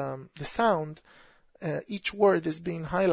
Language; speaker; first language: English; non-native, fluent; Hebrew